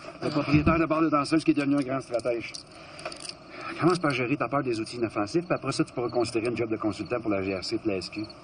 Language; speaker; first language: French; native; French